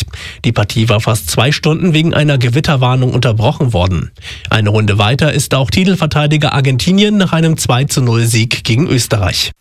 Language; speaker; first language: German; native; German